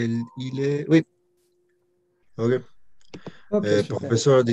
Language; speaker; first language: French; non-native, learner; Spanish